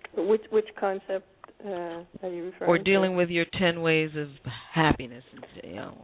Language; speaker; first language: English; native; English